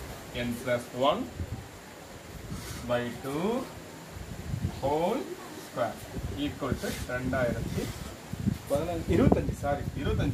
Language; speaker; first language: Tamil; native; Tamil